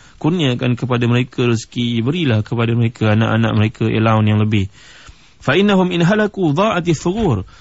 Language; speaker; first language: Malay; native; Malay